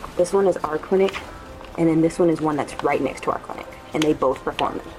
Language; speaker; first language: English; non-native, fluent; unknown